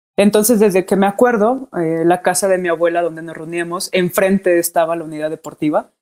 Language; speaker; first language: Spanish; native; Spanish